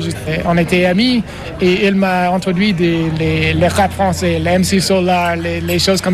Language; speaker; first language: French; non-native, learner; English